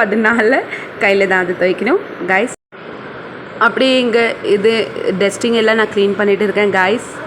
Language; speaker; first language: Tamil; non-native, local second language; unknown